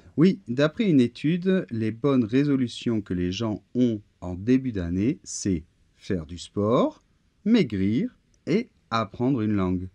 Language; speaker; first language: French; native; French